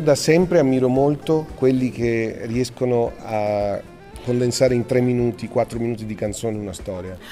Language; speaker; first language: Italian; native; Italian